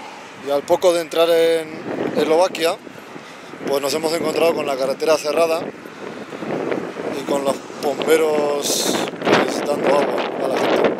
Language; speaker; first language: Spanish; native; Spanish